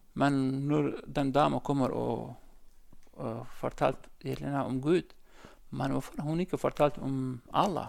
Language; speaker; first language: Norwegian; non-native, learner; Central Kurdish